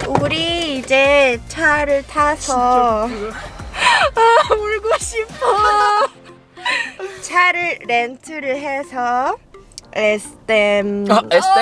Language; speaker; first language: Korean; early bilingual, heritage; Korean